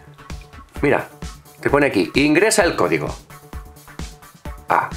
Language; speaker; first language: Spanish; native; Spanish